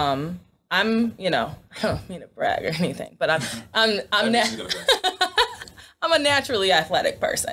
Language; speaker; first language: English; native; English